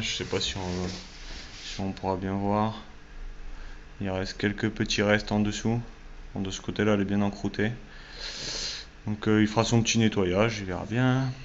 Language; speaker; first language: French; native; French